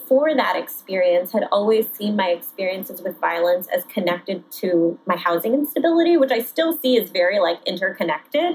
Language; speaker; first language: English; native; English